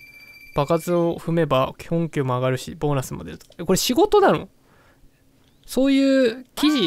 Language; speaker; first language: Japanese; native; Japanese